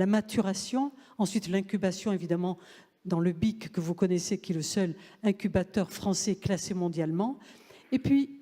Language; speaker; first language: French; native; French